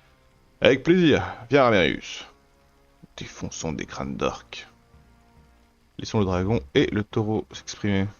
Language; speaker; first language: French; native; French